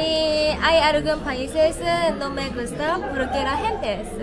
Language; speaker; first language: Spanish; non-native, learner; Japanese